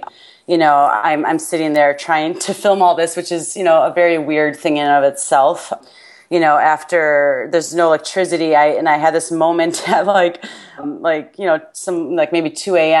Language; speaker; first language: English; native; English